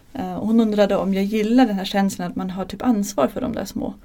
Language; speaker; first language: Swedish; non-native, fluent; German